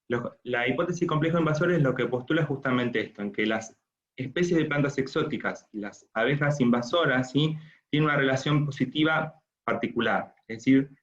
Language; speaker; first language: Spanish; native; Spanish